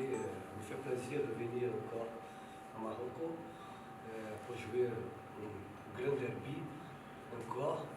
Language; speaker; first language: French; non-native, fluent; Portuguese